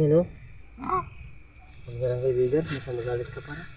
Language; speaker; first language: Filipino; non-native, local second language; Cebuano